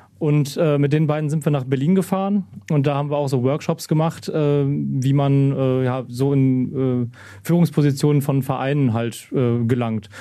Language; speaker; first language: German; native; German